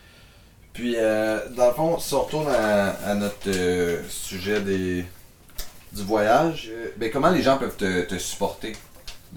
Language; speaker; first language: French; native; French